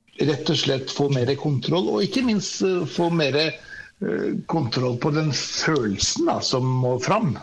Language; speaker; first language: Norwegian; early bilingual, other home language; Persian